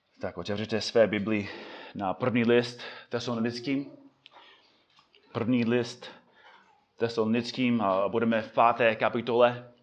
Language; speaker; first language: Czech; non-native, fluent; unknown